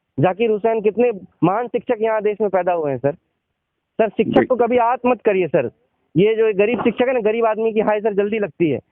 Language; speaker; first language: Hindi; native; Hindi